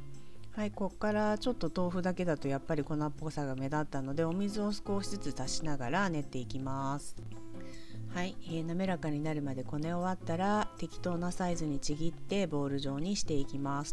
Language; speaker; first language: Japanese; native; Japanese